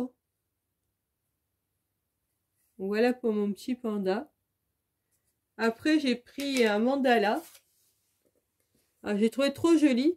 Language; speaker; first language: French; native; French